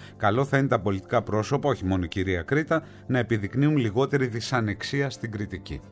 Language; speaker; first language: Greek; native; Greek